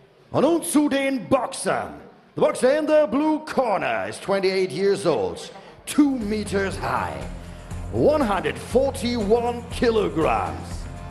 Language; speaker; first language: English; non-native, fluent; German